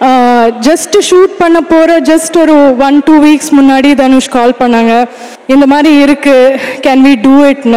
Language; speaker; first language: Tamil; non-native, fluent; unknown